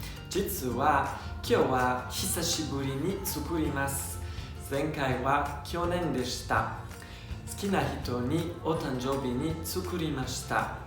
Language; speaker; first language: Japanese; non-native, learner; Italian